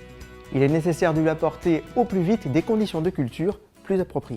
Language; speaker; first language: French; native; French